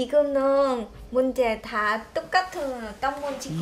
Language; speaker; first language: Korean; non-native, learner; Vietnamese